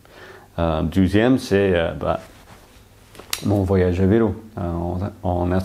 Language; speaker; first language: French; non-native, fluent; English